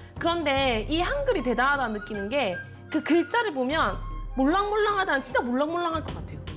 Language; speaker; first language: Korean; native; Korean